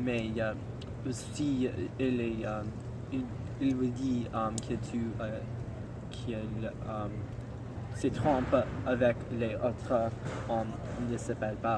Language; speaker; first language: French; non-native, learner; English